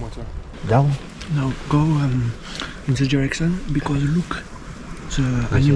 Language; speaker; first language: English; non-native, learner; French